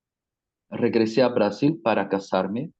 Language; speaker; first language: Spanish; non-native, fluent; Portuguese